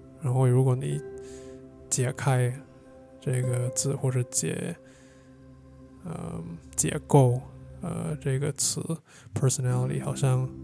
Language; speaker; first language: Chinese; non-native, fluent; English